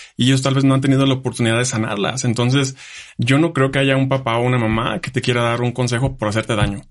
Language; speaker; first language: Spanish; native; Spanish